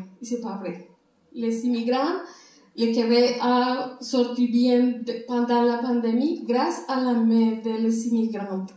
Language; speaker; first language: French; non-native, learner; Spanish